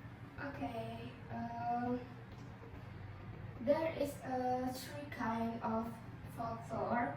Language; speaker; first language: English; non-native, learner; Indonesian